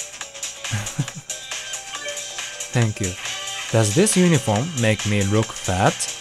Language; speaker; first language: English; non-native, fluent; Japanese